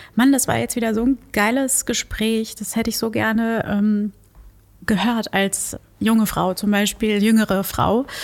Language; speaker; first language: German; early bilingual, other home language; Portuguese